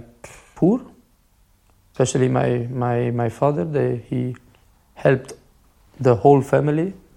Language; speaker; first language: English; non-native, fluent; Albanian